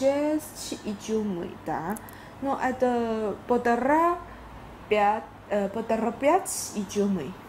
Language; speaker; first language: Russian; non-native, learner; Chinese